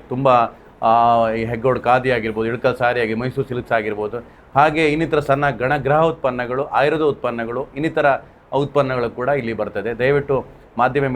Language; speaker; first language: Kannada; native; Kannada